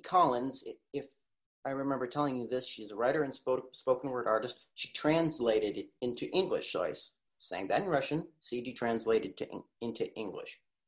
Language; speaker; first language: English; early bilingual, other home language; Russian